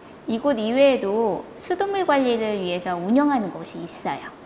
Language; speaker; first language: Korean; native; Korean